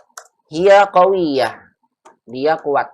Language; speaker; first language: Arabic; non-native, fluent; Indonesian